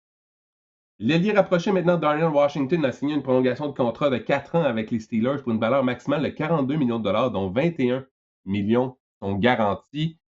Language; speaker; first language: French; native; French